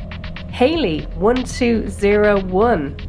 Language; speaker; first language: English; native; English